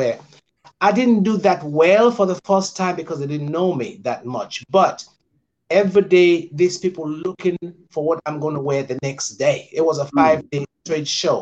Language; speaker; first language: English; non-native, local second language; Krio